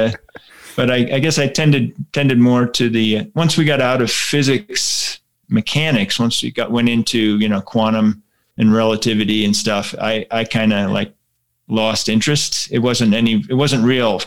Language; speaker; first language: English; native; English